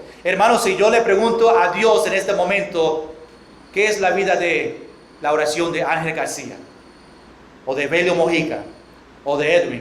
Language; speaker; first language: Spanish; non-native, fluent; English